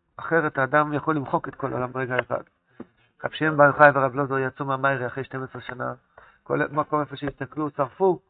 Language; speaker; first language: Hebrew; non-native, fluent; Yiddish